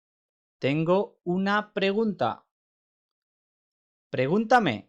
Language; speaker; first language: Spanish; non-native, fluent; Urdu